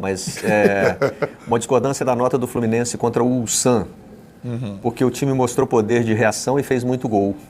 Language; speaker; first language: Portuguese; native; Portuguese